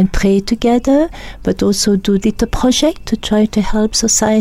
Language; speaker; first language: English; non-native, fluent; French